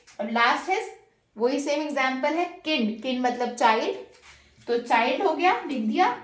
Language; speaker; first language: Hindi; native; Hindi